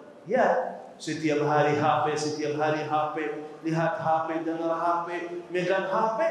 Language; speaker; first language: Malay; non-native, fluent; Arabic